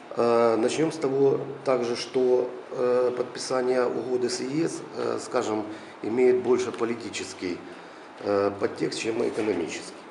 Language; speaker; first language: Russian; native; Russian